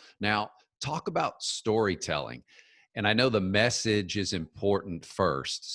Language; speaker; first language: English; native; English